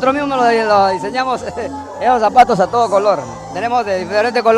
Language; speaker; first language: Spanish; native; Spanish